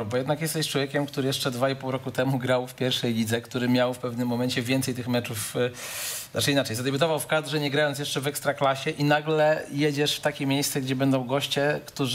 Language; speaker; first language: Polish; native; Polish